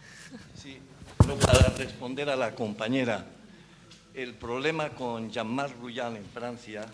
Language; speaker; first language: Spanish; native; Spanish